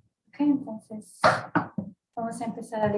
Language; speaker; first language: Spanish; early bilingual, heritage; Spanish